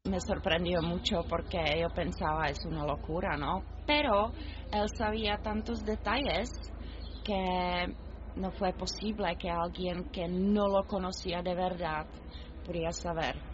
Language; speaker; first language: Spanish; non-native, fluent; Czech